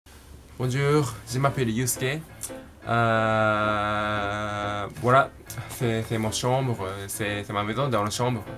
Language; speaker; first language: French; non-native, learner; Japanese